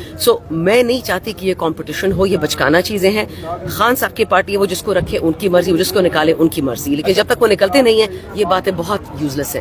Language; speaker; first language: Urdu; non-native, local second language; Pashto